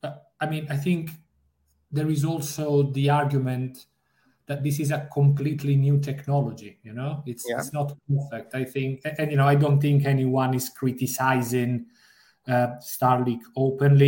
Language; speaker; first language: English; non-native, fluent; Italian